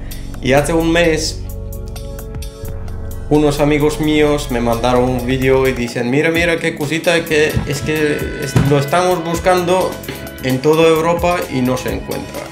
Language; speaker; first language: Spanish; non-native, fluent; Bulgarian